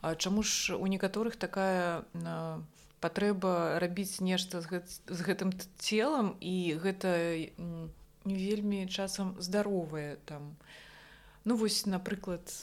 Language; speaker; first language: Belarusian; non-native, local second language; Russian